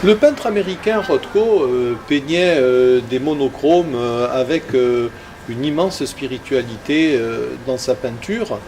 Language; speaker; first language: French; native; French